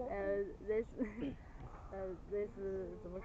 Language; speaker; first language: English; non-native, learner; Chinese